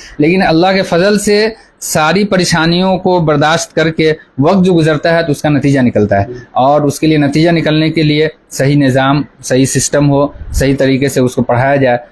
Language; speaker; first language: Urdu; native; Urdu